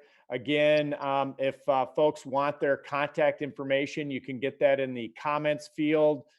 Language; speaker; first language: English; native; English